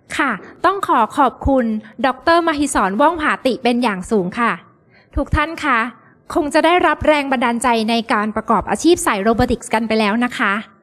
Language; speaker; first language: Thai; native; Thai